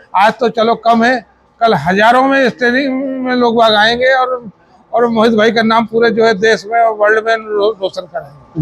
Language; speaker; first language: Hindi; native; Hindi